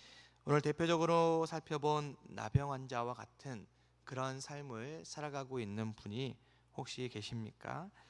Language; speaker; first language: Korean; native; Korean